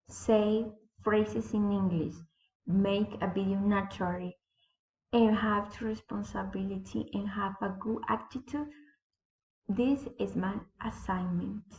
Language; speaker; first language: English; non-native, learner; Spanish